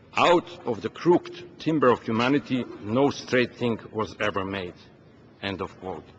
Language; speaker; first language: English; non-native, fluent; Macedonian